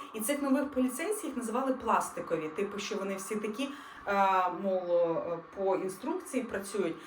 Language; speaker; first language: Ukrainian; non-native, local second language; Russian